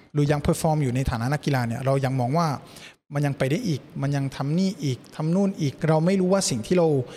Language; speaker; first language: Thai; early bilingual, other home language; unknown